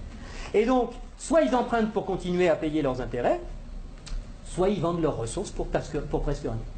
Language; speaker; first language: French; native; French